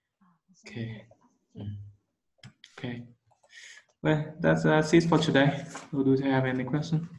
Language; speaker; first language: English; non-native, learner; Vietnamese